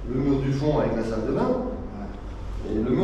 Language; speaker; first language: French; native; French